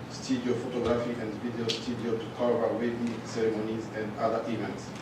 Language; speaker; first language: English; non-native, learner; Rundi